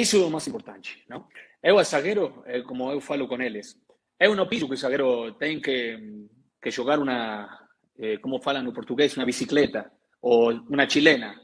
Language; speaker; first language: Portuguese; non-native, learner; Spanish